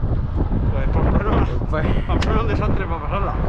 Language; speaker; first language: Spanish; native; Spanish